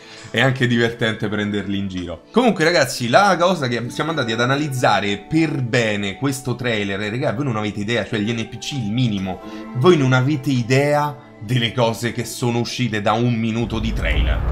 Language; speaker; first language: Italian; native; Italian